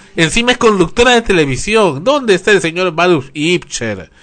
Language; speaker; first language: Spanish; native; Spanish